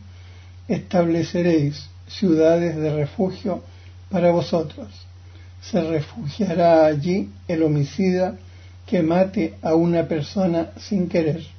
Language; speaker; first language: Spanish; native; Spanish